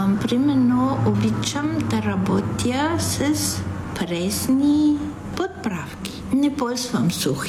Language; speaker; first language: Bulgarian; non-native, fluent; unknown